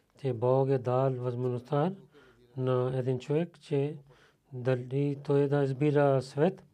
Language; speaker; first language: Bulgarian; non-native, learner; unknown